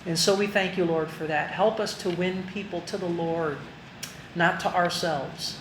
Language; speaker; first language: English; non-native, local second language; Filipino